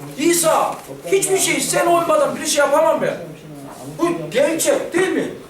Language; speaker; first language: Turkish; non-native, fluent; Korean